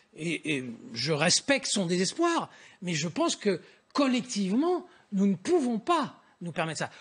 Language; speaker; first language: French; native; French